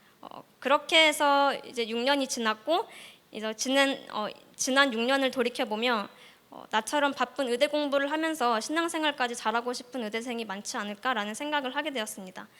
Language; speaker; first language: Korean; early bilingual, heritage; Korean